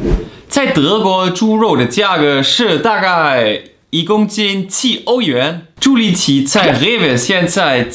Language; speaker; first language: Chinese; non-native, fluent; German